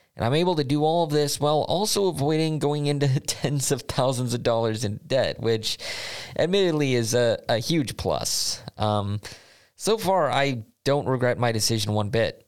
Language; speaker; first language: English; native; English